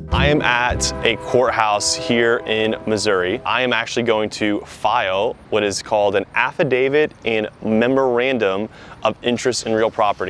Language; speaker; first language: English; native; English